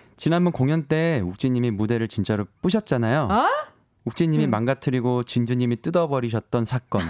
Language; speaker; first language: Korean; native; Korean